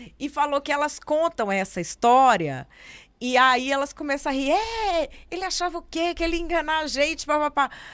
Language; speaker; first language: Portuguese; native; Portuguese